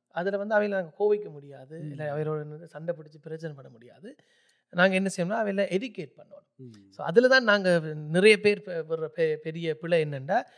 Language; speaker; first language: Tamil; early bilingual, heritage; Tamil